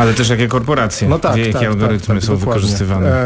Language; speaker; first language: Polish; native; Polish